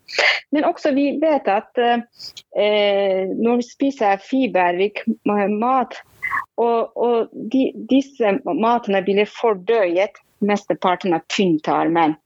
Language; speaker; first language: Norwegian; non-native, fluent; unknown